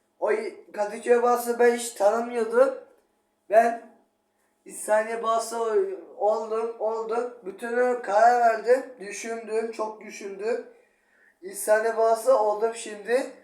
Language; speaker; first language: Turkish; non-native, learner; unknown